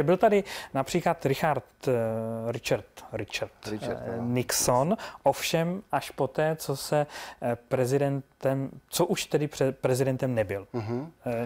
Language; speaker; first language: Czech; native; Czech